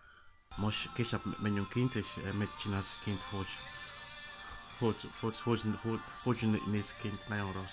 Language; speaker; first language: Hungarian; non-native, learner; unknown